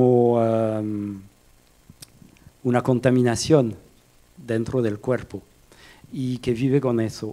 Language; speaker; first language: Spanish; non-native, fluent; French